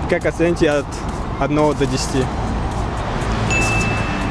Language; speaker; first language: Russian; non-native, local second language; Chechen